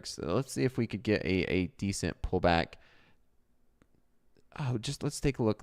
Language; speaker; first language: English; native; English